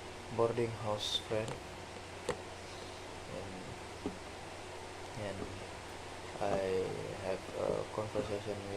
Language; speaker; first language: English; non-native, learner; Indonesian